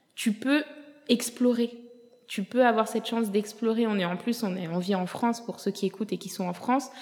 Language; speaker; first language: French; native; French